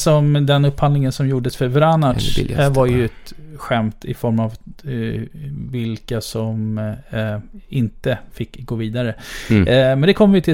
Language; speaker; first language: Swedish; native; Swedish